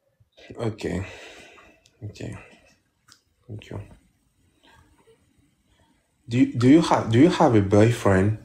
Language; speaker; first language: English; non-native, learner; French